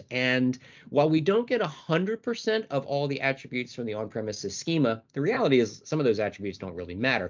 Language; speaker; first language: English; native; English